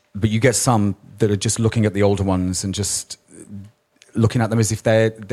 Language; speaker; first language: English; native; English